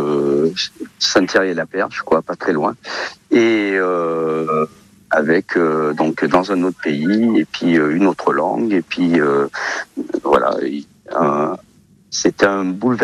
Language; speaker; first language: French; early bilingual, other home language; Portuguese